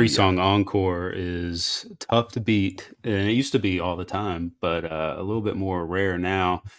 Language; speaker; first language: English; native; English